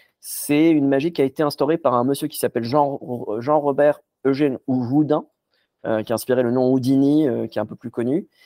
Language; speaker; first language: French; non-native, local second language; Arabic